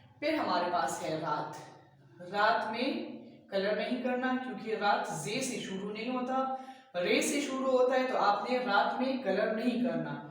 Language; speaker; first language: Urdu; non-native, local second language; Punjabi